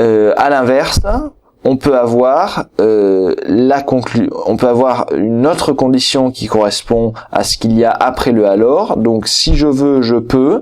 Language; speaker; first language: French; native; French